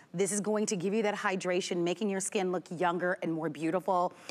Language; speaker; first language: English; native; English